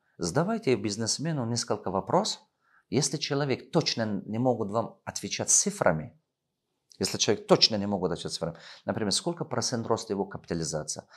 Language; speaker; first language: Russian; non-native, local second language; Tajik